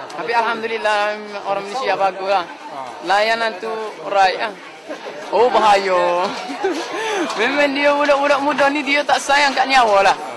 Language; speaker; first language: Malay; non-native, fluent; Arabic